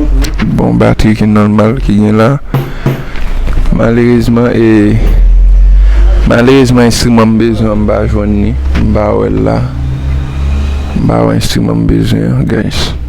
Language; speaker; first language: French; non-native, learner; Haitian Creole